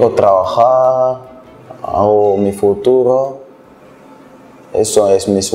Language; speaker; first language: Spanish; non-native, learner; Arabic